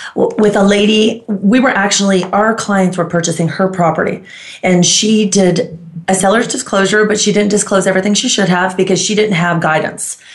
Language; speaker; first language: English; non-native, fluent; Greek